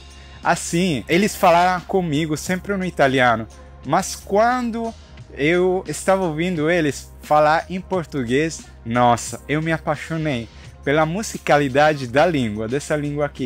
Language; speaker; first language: Portuguese; non-native, learner; Italian